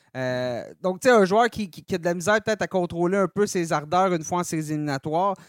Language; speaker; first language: French; native; French